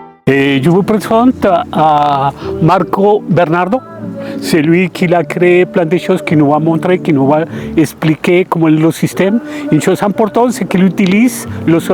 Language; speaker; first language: French; non-native, fluent; Spanish